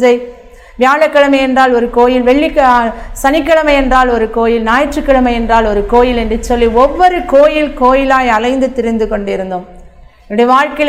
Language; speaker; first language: Tamil; native; Tamil